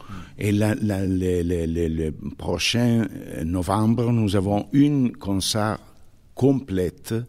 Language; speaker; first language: French; non-native, fluent; Italian